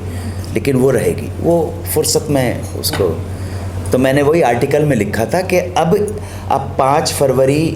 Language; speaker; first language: Hindi; native; Hindi